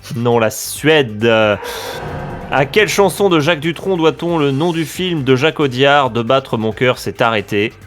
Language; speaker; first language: French; native; French